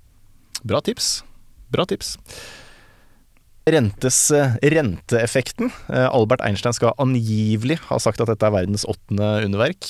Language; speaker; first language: Norwegian; native; Norwegian